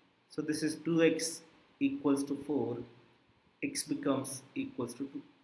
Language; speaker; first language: English; non-native, local second language; Hindi